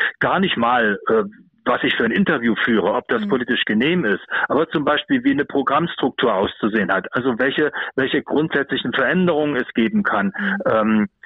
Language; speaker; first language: German; native; German